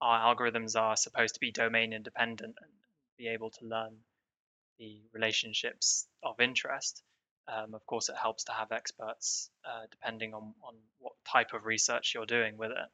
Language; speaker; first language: English; native; English